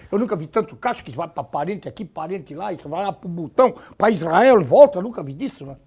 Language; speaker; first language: Portuguese; native; Portuguese